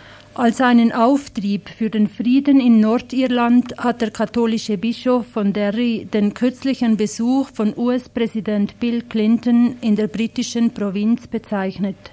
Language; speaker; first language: German; native; German